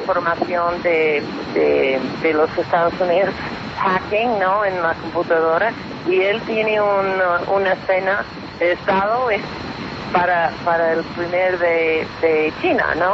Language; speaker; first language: Spanish; non-native, fluent; English